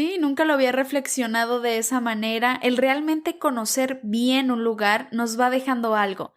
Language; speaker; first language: Spanish; native; Spanish